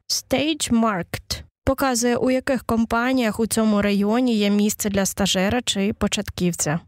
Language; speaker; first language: Ukrainian; native; Ukrainian